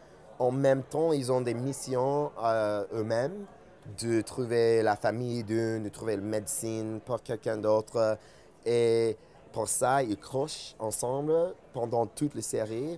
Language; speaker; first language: French; non-native, fluent; English